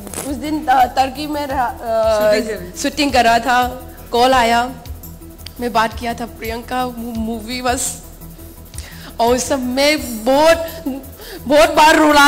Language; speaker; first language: Hindi; non-native, local second language; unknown